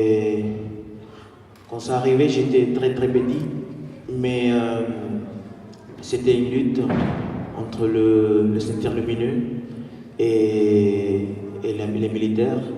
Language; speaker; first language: French; non-native, fluent; Spanish